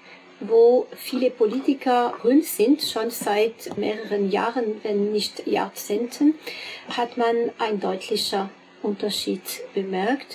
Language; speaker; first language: German; non-native, fluent; French